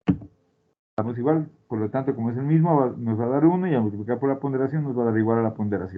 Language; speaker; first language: Spanish; native; Spanish